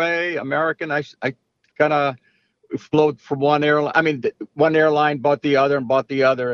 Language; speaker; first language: English; early bilingual, other home language; Italian